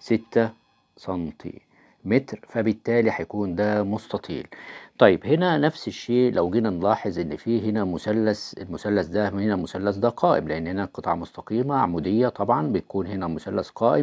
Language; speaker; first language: Arabic; native; Arabic